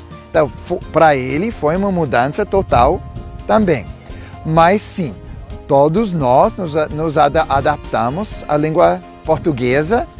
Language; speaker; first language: Portuguese; non-native, fluent; English